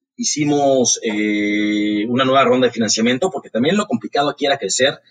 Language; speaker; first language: Spanish; native; Spanish